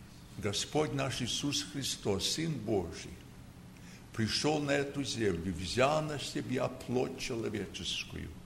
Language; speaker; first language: Russian; early bilingual, heritage; Russian